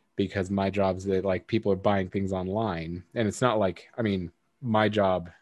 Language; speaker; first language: English; native; English